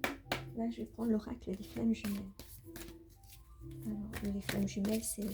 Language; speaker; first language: French; native; French